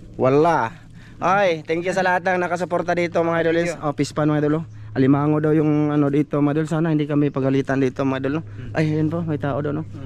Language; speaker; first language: Filipino; non-native, local second language; Cebuano